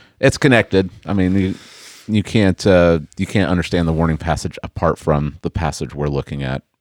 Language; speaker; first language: English; native; English